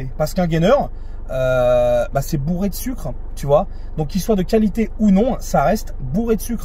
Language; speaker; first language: French; native; French